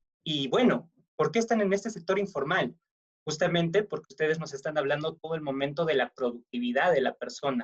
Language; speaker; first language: Spanish; native; Spanish